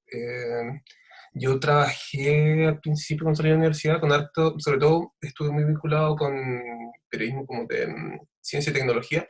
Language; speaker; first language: Spanish; native; Spanish